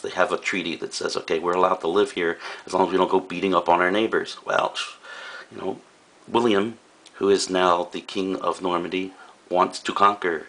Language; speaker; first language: English; native; English